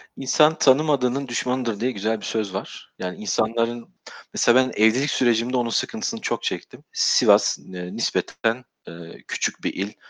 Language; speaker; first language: Turkish; native; Turkish